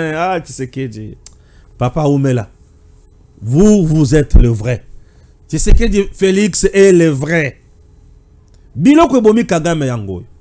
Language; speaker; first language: French; non-native, local second language; Luba-Lulua